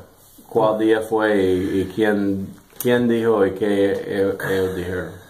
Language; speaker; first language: Spanish; non-native, learner; English